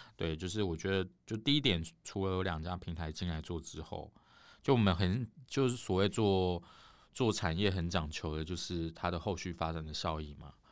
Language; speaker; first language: Chinese; native; Chinese